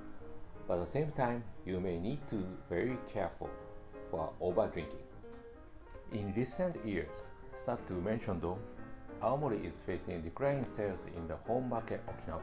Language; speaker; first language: English; non-native, fluent; Japanese